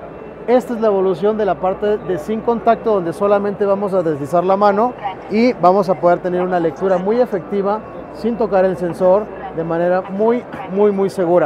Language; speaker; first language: Spanish; native; Spanish